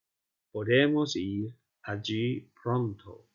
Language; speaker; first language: Spanish; non-native, fluent; Icelandic